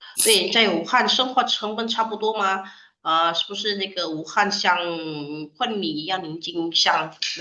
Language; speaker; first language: Chinese; non-native, fluent; Indonesian